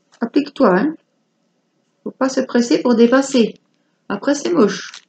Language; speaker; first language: French; native; French